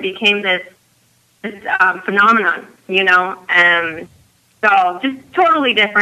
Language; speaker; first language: English; native; English